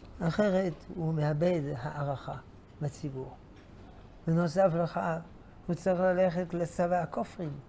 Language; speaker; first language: Hebrew; non-native, fluent; French